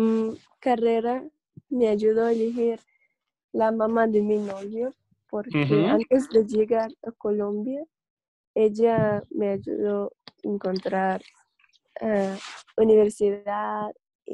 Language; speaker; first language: Spanish; non-native, learner; Russian